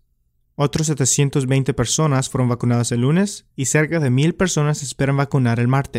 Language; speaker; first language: Spanish; native; Spanish